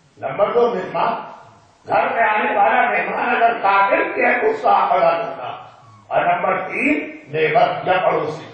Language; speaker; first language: Urdu; native; Urdu